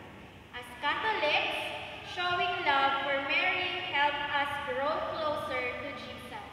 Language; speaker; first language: English; non-native, local second language; Hiligaynon